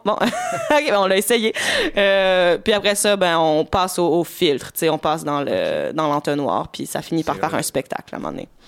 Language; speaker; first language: French; native; French